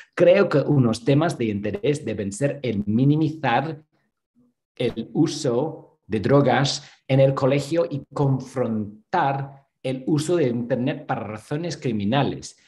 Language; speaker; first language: Spanish; non-native, fluent; English